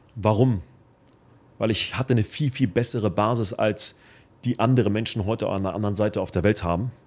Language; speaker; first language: German; early bilingual, other home language; Arabic